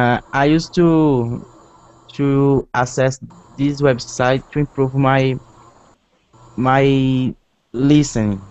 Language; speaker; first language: English; non-native, learner; Portuguese